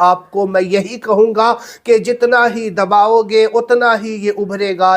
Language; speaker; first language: Urdu; native; Urdu